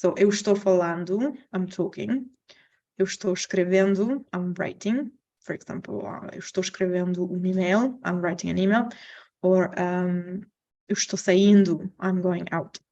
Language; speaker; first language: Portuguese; non-native, fluent; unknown